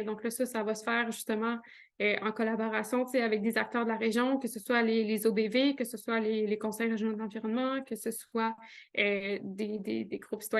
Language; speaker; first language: French; native; French